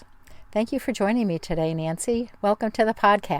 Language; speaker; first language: English; native; English